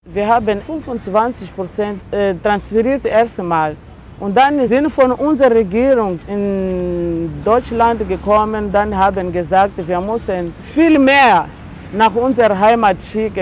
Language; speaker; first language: German; non-native, learner; Portuguese